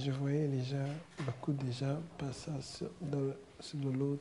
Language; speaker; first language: French; non-native, learner; Kinyarwanda